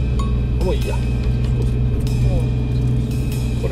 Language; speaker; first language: Japanese; native; Japanese